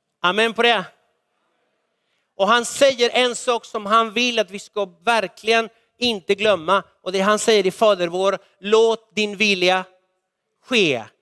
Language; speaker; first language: Swedish; non-native, fluent; Spanish